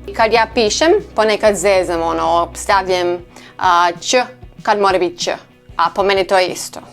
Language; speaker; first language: Croatian; non-native, learner; English